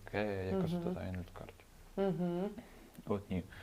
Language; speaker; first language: Estonian; non-native, local second language; Russian